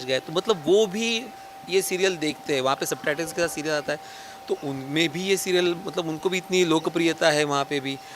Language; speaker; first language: Hindi; non-native, local second language; Marathi